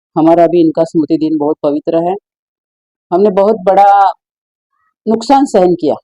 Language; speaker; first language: Hindi; non-native, local second language; Marathi